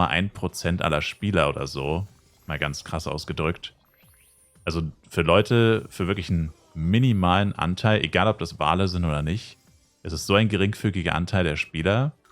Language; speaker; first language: German; native; German